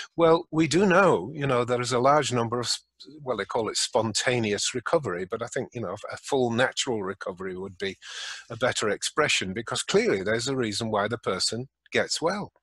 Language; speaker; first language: English; native; English